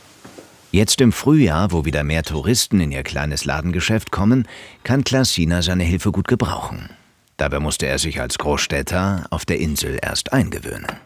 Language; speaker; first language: German; native; German